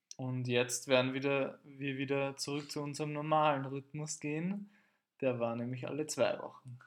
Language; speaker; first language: German; native; German